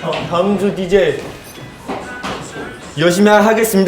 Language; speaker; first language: Korean; non-native, learner; Chinese